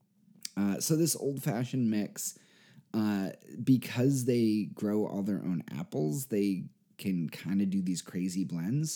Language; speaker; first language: English; native; English